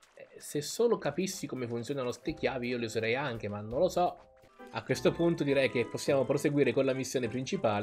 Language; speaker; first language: Italian; native; Italian